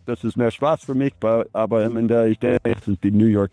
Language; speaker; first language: German; non-native, learner; English